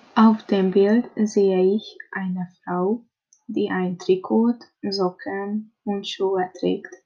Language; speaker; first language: German; non-native, learner; Hungarian